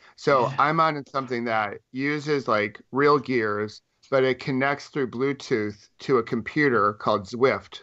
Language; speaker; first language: English; native; English